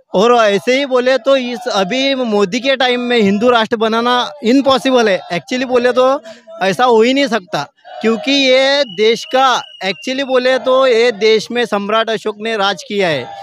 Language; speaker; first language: Hindi; non-native, local second language; Marathi